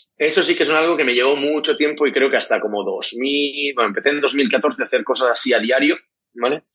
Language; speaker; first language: Spanish; non-native, local second language; Catalan